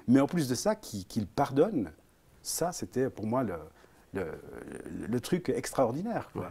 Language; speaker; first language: French; early bilingual, other home language; Italian